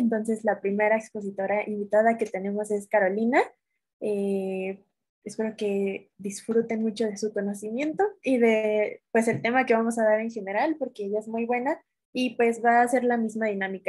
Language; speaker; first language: Spanish; native; Spanish